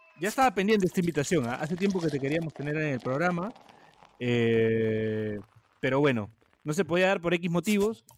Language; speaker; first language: Spanish; native; Spanish